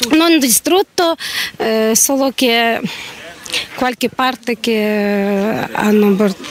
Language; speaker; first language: Italian; non-native, learner; Ukrainian